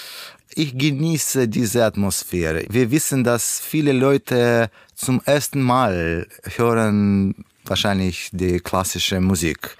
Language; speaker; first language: German; non-native, learner; Russian